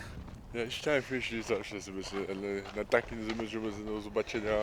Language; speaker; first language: Polish; non-native, learner; French